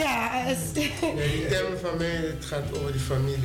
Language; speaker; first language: Dutch; non-native, fluent; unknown